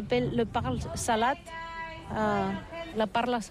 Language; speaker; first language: French; non-native, learner; Catalan